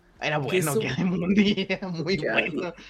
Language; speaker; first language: Spanish; native; Spanish